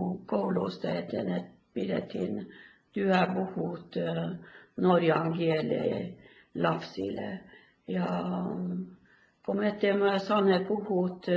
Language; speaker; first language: Finnish; early bilingual, heritage; Finnish